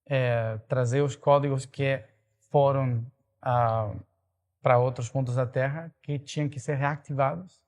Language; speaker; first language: Portuguese; non-native, fluent; Spanish